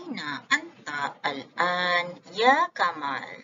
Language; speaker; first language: Arabic; non-native, fluent; Malay